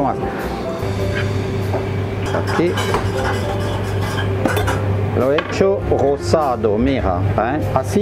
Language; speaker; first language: Spanish; non-native, learner; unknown